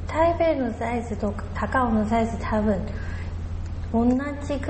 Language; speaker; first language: Japanese; non-native, learner; Chinese